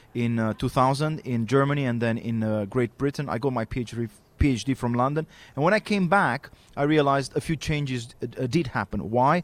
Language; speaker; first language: English; non-native, fluent; Romanian